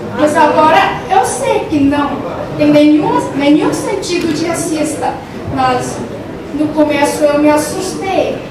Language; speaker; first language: Portuguese; non-native, fluent; Korean